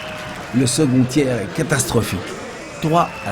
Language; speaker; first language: French; native; French